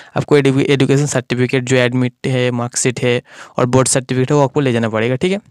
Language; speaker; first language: Hindi; non-native, local second language; Bangla